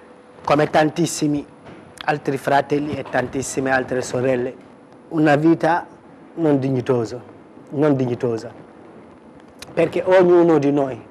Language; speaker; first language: Italian; non-native, fluent; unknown